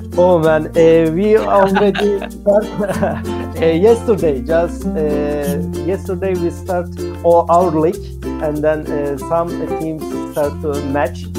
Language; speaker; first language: English; non-native, learner; Turkish